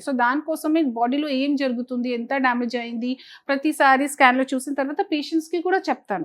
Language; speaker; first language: Telugu; non-native, fluent; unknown